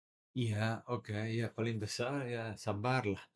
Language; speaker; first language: Indonesian; non-native, learner; Italian